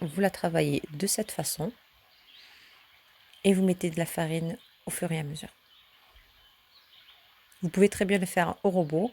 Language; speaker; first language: French; early bilingual, other home language; Turkish